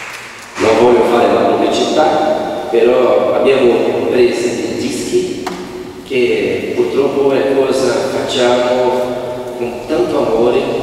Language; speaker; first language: Italian; non-native, fluent; Portuguese